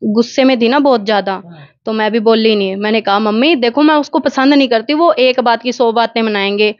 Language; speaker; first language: Hindi; non-native, local second language; Haryanvi